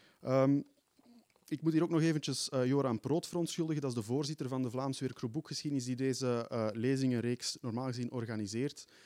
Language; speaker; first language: Dutch; native; Dutch